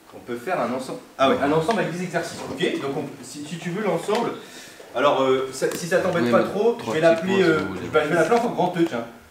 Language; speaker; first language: French; native; French